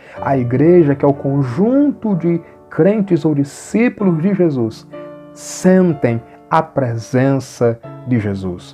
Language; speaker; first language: Portuguese; native; Portuguese